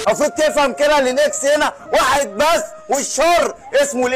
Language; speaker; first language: Arabic; native; Arabic